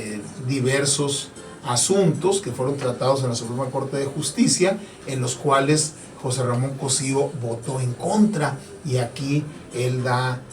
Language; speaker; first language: Spanish; native; Spanish